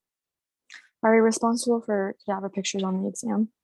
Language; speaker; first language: English; native; English